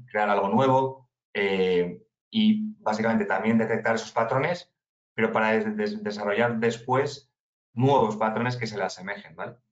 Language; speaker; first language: Spanish; native; Spanish